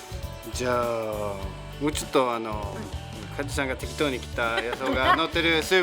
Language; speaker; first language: Japanese; non-native, fluent; Swedish